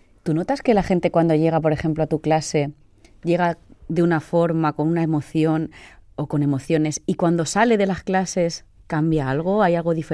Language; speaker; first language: Spanish; native; Spanish